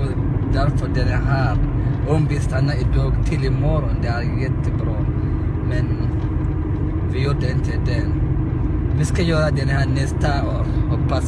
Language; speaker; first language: Swedish; non-native, learner; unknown